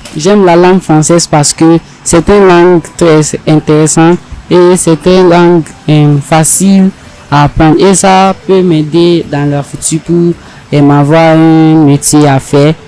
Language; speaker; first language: French; non-native, learner; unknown